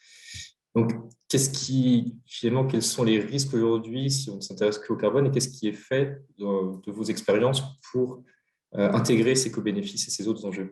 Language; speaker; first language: French; native; French